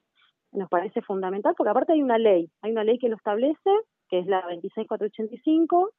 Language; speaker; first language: Spanish; native; Spanish